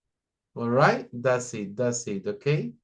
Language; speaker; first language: English; non-native, fluent; Spanish